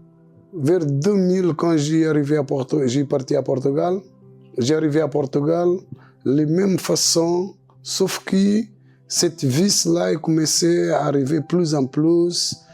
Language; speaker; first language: French; non-native, local second language; Portuguese